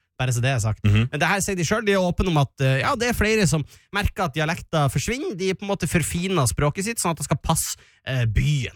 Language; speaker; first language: Norwegian; native; Norwegian